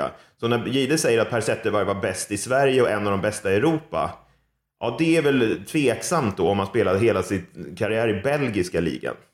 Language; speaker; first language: Swedish; native; Swedish